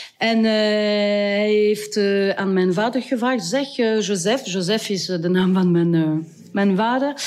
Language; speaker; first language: Dutch; non-native, local second language; French